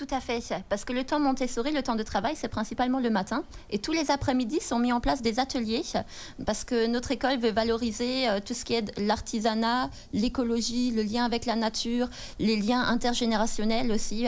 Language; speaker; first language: French; native; French